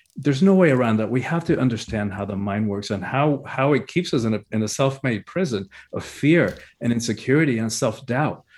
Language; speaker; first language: English; early bilingual, other home language; Spanish